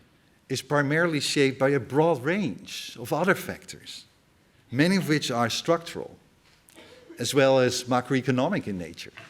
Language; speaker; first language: English; non-native, fluent; Dutch